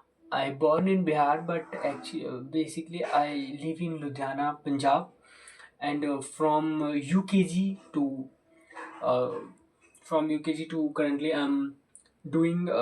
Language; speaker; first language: English; non-native, local second language; Hindi